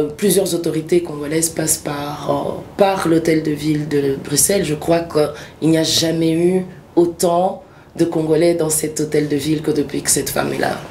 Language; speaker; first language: French; early bilingual, other home language; Swahili